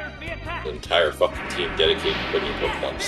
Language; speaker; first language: English; native; English